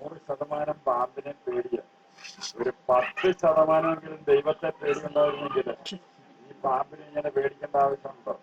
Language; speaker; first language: Malayalam; native; Malayalam